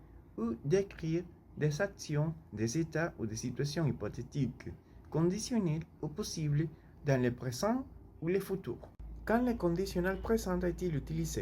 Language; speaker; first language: French; non-native, learner; Spanish